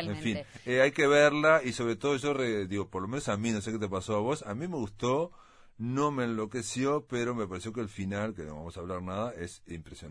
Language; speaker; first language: Spanish; native; Spanish